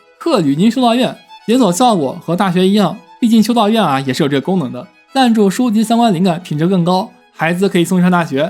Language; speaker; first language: Chinese; native; Chinese